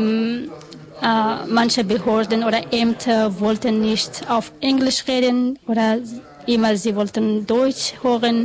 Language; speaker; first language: German; non-native, learner; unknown